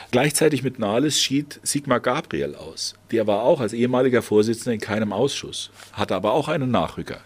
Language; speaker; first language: German; native; German